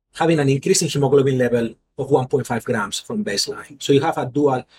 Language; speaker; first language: English; non-native, fluent; Spanish